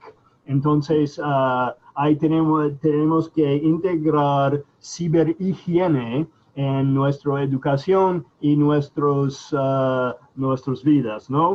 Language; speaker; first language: Spanish; non-native, fluent; English